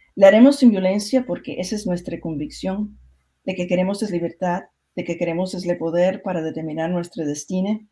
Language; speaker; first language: Spanish; early bilingual, other home language; English